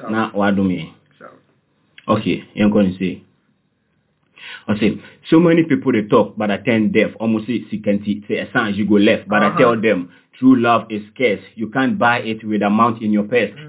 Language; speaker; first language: English; non-native, local second language; Akan